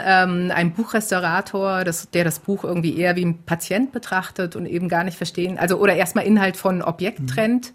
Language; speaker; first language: German; native; German